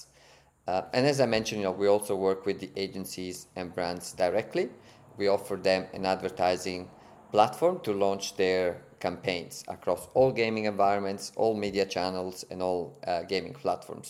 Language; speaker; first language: English; non-native, fluent; Italian